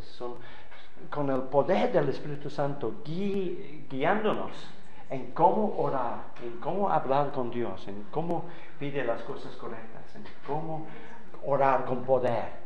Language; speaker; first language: Spanish; non-native, fluent; English